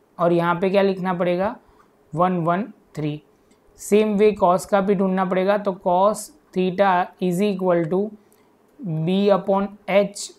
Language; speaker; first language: Hindi; non-native, local second language; Gujarati